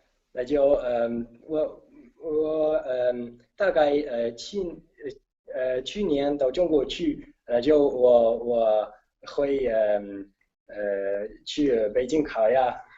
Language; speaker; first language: Chinese; non-native, learner; Italian